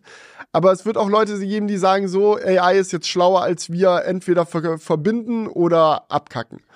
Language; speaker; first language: German; native; German